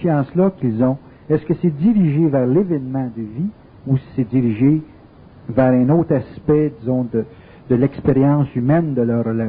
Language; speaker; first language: French; native; French